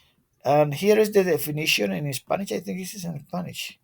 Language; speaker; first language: English; non-native, learner; Spanish